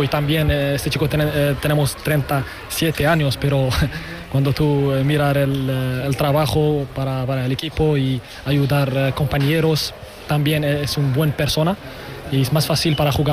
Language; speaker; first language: Spanish; non-native, learner; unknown